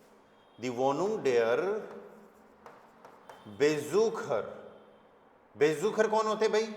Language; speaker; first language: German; non-native, fluent; Hindi